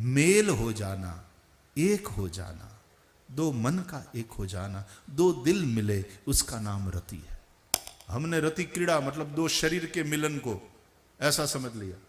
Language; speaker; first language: Hindi; non-native, local second language; Gujarati